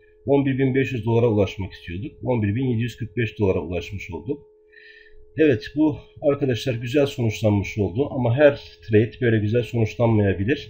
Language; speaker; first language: Turkish; native; Turkish